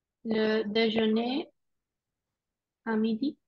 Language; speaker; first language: French; non-native, learner; Spanish